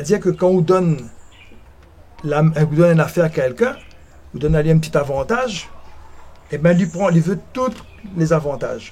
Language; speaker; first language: French; native; French